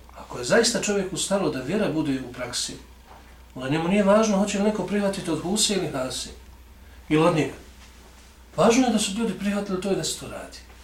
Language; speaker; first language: Bosnian; native; Bosnian